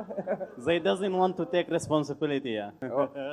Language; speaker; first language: English; non-native, learner; Arabic